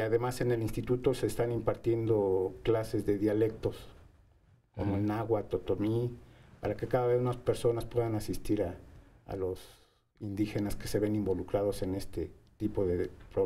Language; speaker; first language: Spanish; native; Spanish